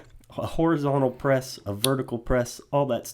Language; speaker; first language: English; native; English